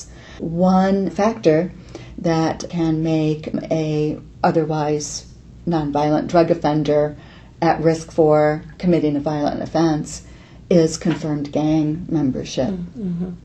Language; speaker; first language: English; native; English